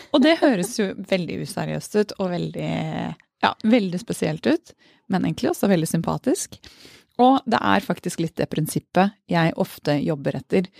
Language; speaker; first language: Norwegian; native; Norwegian